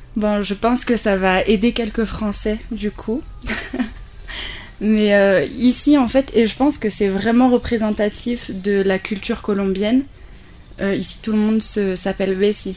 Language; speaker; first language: French; native; French